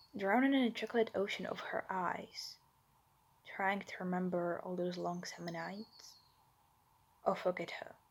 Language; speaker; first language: English; non-native, fluent; Slovak